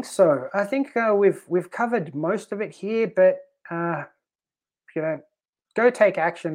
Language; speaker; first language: English; native; English